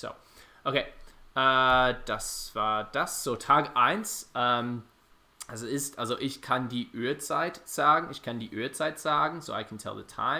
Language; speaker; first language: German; non-native, fluent; English